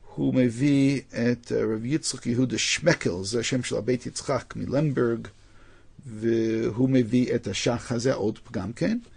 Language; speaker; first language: Hebrew; non-native, fluent; English